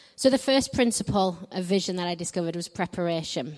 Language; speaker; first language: English; native; English